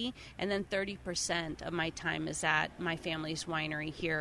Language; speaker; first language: English; native; English